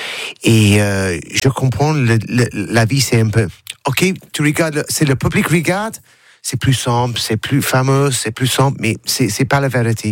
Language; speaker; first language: French; non-native, learner; English